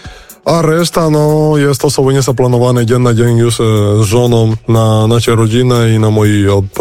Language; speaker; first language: Polish; non-native, fluent; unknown